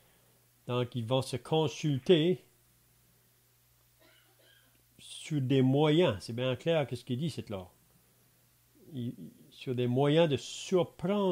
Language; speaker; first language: French; native; French